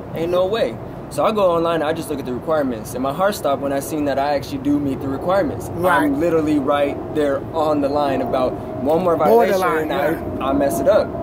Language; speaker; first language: English; native; English